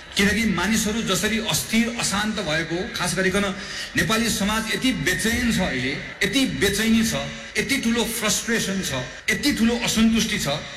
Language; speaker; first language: Nepali; native; Nepali